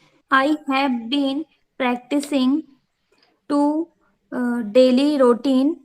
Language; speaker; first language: English; non-native, learner; Hindi